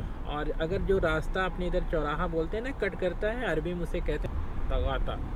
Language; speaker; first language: Hindi; native; Hindi